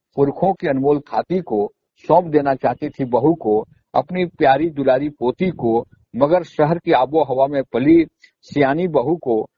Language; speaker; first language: Hindi; native; Hindi